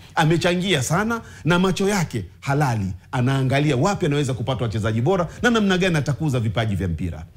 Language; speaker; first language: Swahili; native; Swahili